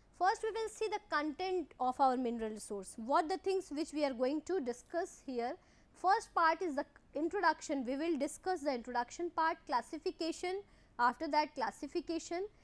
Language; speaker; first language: English; non-native, local second language; Hindi